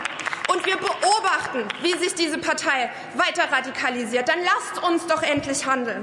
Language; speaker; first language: German; early bilingual, other home language; Arabic